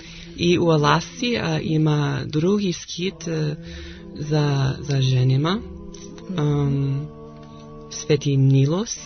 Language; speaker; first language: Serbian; non-native, learner; English